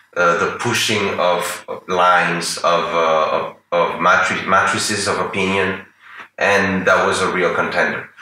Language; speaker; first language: English; non-native, fluent; Spanish